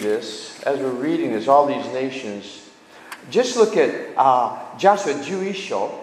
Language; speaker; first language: English; native; English